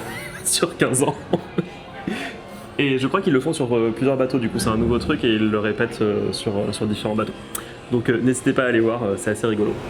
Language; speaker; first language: French; native; French